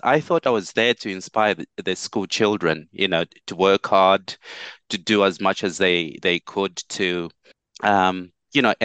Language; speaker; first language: English; non-native, local second language; Bemba